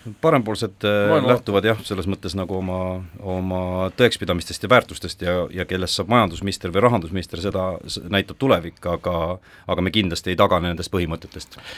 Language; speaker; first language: Estonian; native; Estonian